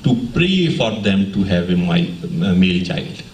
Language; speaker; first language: English; non-native, local second language; Punjabi